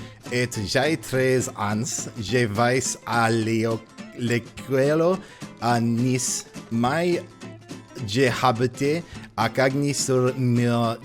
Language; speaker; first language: French; non-native, learner; English